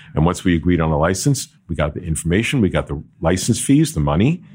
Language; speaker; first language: English; native; English